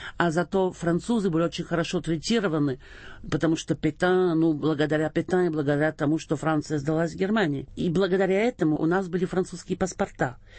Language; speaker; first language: Russian; early bilingual, heritage; Russian